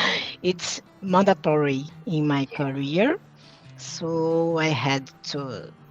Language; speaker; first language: English; non-native, learner; Portuguese